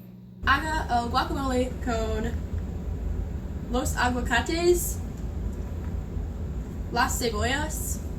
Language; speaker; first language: Spanish; non-native, learner; English